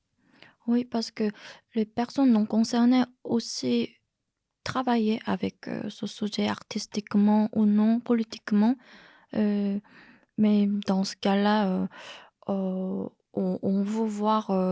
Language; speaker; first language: French; non-native, fluent; Korean